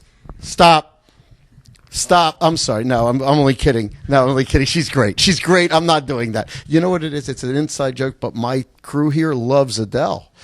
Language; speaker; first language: English; native; English